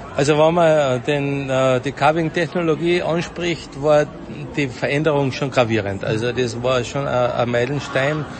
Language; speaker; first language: German; native; German